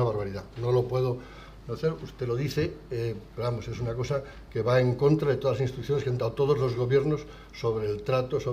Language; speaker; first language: Spanish; native; Spanish